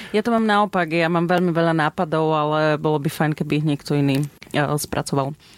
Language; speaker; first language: Slovak; native; Slovak